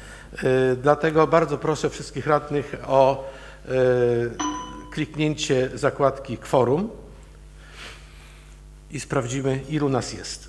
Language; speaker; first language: Polish; native; Polish